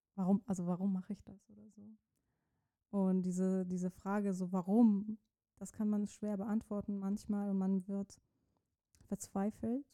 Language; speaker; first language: German; non-native, fluent; Persian